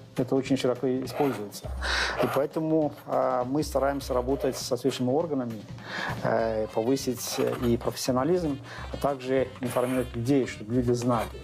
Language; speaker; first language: Russian; non-native, local second language; Azerbaijani